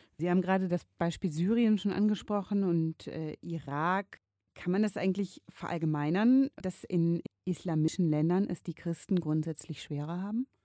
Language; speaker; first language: German; native; German